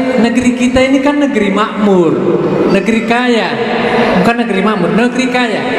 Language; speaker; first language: Indonesian; non-native, local second language; Buginese